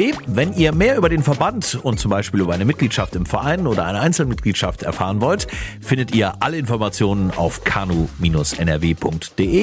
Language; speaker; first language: German; native; German